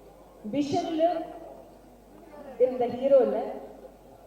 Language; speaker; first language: Tamil; non-native, learner; Malayalam